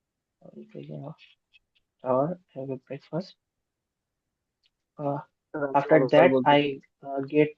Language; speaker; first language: English; non-native, learner; Bangla